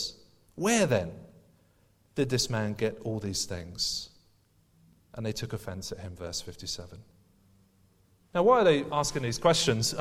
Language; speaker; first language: English; native; English